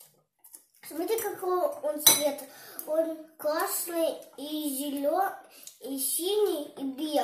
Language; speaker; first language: Russian; early bilingual, other home language; Vietnamese